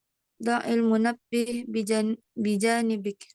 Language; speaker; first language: Arabic; non-native, learner; Indonesian